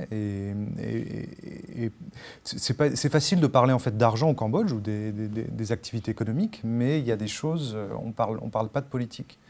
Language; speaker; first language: French; native; French